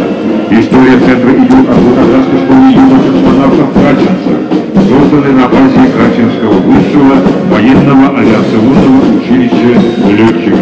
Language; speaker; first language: Russian; native; Russian